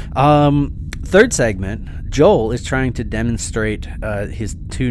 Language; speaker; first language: English; native; English